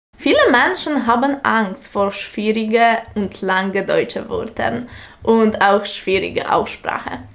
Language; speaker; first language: German; non-native, fluent; Polish